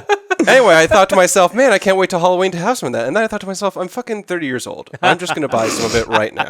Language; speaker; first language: English; native; English